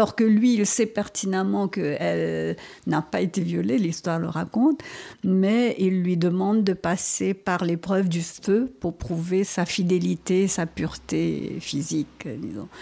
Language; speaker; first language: French; non-native, local second language; Morisyen